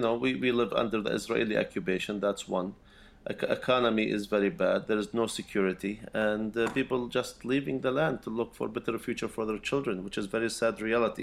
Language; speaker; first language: English; non-native, fluent; Arabic